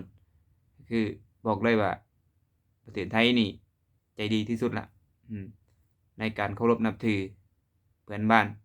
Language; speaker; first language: Thai; non-native, local second language; Lao